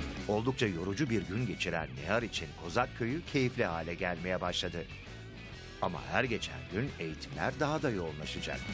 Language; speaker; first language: Turkish; native; Turkish